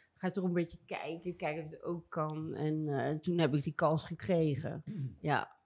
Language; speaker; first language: Dutch; native; Dutch